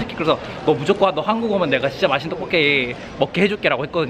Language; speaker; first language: Korean; native; Korean